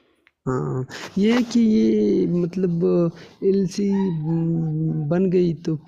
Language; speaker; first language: Hindi; non-native, local second language; Pashto